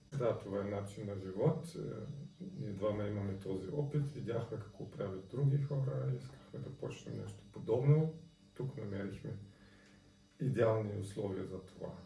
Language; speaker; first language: Bulgarian; non-native, fluent; German